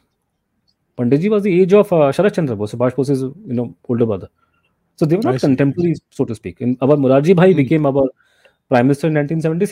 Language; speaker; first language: English; non-native, local second language; Hindi